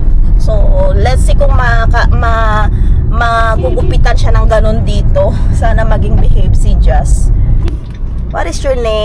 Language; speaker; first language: Filipino; native; Filipino